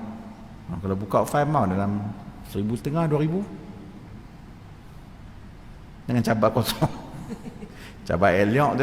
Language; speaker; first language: Malay; native; Malay